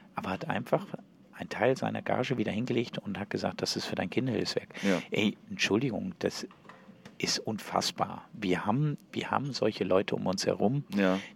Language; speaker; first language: German; native; German